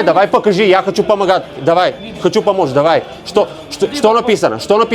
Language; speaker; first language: Russian; non-native, learner; Bulgarian